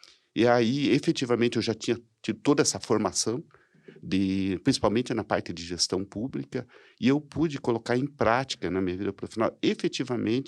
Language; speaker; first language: Portuguese; native; Portuguese